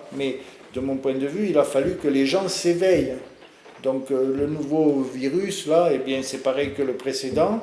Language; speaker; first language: French; native; French